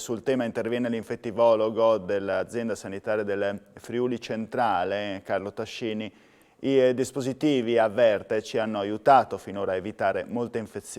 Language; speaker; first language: Italian; native; Italian